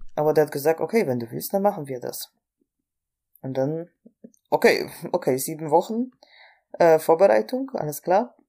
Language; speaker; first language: German; non-native, fluent; Polish